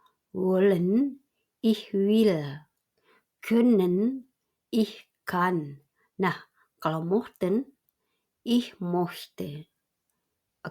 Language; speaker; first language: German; non-native, fluent; Indonesian